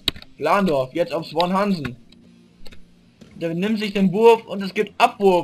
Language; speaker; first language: German; native; German